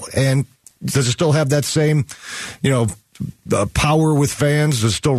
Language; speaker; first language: English; native; English